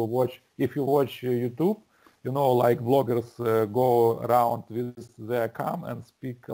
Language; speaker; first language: English; non-native, learner; Russian